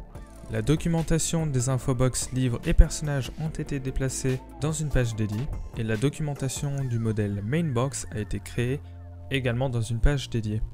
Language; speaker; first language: French; native; French